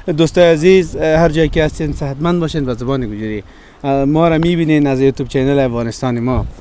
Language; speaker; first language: Persian; native; Persian